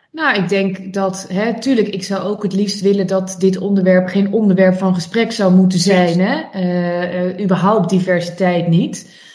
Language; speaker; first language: Dutch; native; Dutch